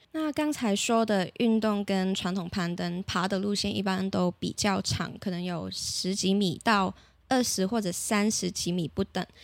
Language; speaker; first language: Chinese; non-native, local second language; Cantonese